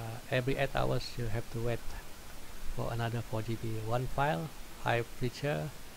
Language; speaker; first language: English; non-native, local second language; Malay